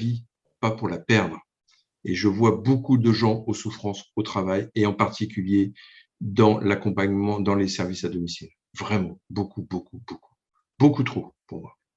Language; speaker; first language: French; native; French